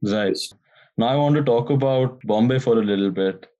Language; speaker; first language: English; non-native, local second language; Hindi